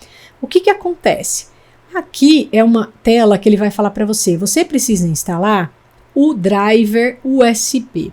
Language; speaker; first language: Portuguese; native; Portuguese